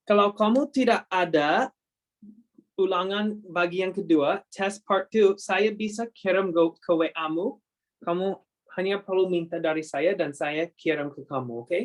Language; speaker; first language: Indonesian; non-native, learner; English